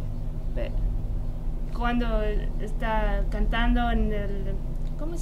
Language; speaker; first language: Spanish; non-native, learner; English